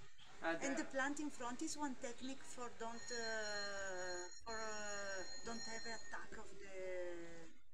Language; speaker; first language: English; non-native, learner; Italian